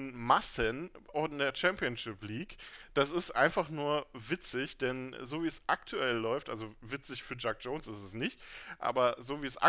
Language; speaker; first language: German; native; German